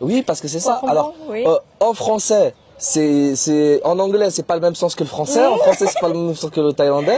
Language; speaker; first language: French; native; French